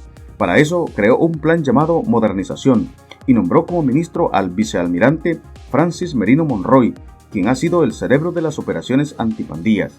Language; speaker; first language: Spanish; native; Spanish